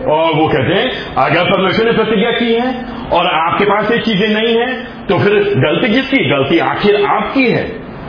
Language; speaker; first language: Hindi; native; Hindi